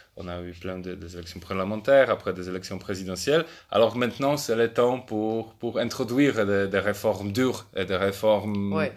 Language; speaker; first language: French; non-native, fluent; Polish